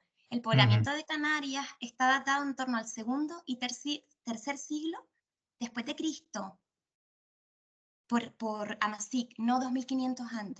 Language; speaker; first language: Spanish; native; Spanish